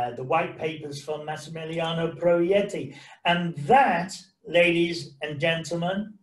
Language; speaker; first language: English; native; English